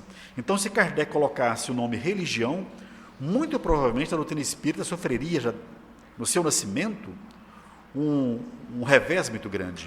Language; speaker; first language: Portuguese; native; Portuguese